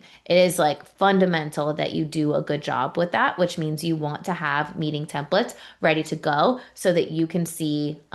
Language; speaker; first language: English; native; English